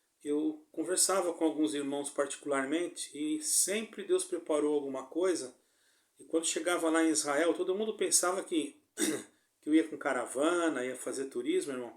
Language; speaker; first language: Portuguese; native; Portuguese